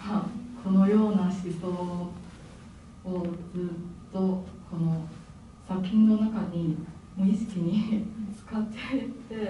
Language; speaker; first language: Japanese; non-native, fluent; Chinese